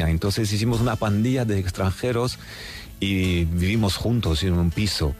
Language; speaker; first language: Spanish; non-native, fluent; Armenian